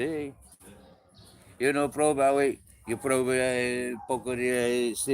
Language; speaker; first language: Spanish; non-native, learner; English